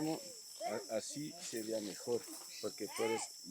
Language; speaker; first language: Spanish; non-native, learner; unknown